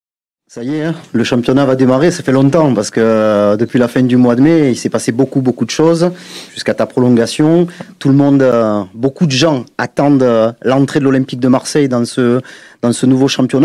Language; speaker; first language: French; native; French